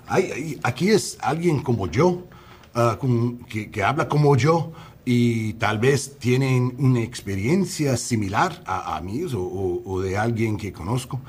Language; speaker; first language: Spanish; non-native, learner; English